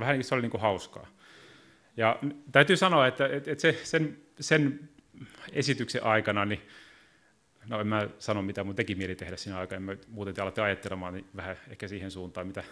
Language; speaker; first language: Finnish; native; Finnish